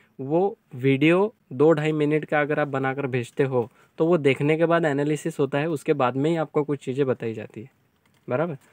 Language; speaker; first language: Hindi; native; Hindi